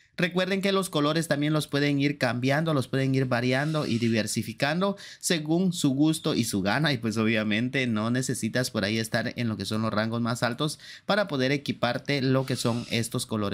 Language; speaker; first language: Spanish; native; Spanish